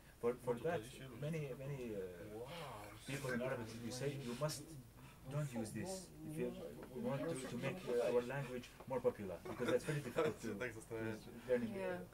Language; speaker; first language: English; non-native, learner; Arabic